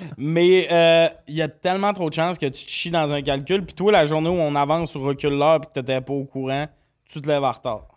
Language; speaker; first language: French; native; French